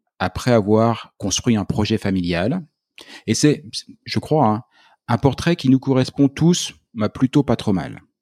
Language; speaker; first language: French; native; French